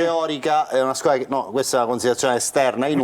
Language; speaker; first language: Italian; native; Italian